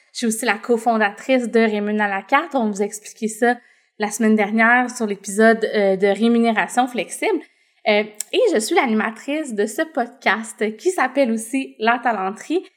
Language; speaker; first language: French; native; French